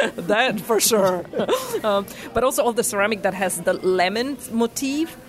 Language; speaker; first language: English; non-native, fluent; Italian